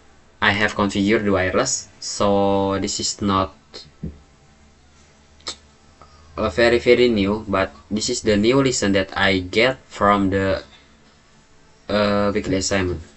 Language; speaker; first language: English; non-native, learner; Indonesian